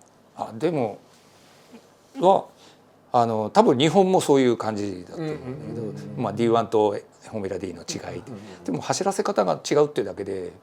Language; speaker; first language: Japanese; native; Japanese